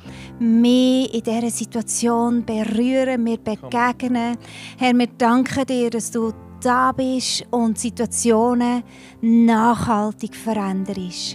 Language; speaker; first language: German; native; German